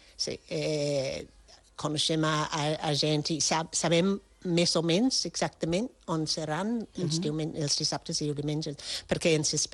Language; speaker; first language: Catalan; non-native, fluent; French